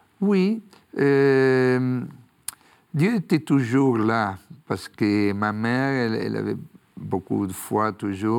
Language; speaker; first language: French; non-native, fluent; Spanish